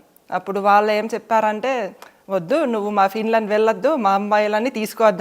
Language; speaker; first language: Telugu; non-native, fluent; Finnish